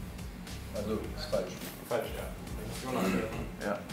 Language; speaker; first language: German; native; German